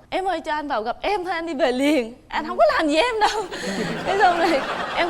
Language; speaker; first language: Vietnamese; native; Vietnamese